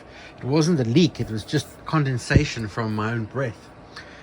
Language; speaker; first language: English; native; English